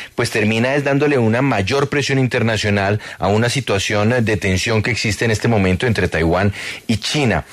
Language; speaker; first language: Spanish; native; Spanish